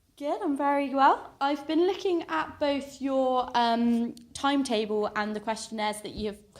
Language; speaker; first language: English; native; English